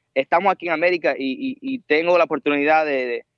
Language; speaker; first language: Spanish; early bilingual, heritage; Spanish